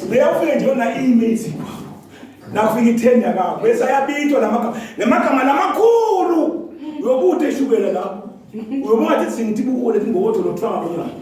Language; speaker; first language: Zulu; non-native, local second language; Swati